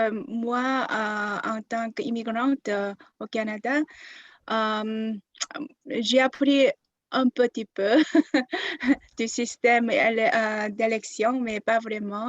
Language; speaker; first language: French; non-native, fluent; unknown